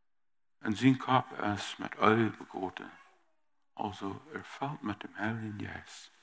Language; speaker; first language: German; early bilingual, heritage; German